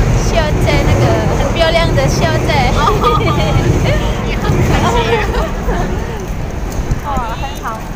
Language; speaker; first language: Chinese; non-native, learner; Indonesian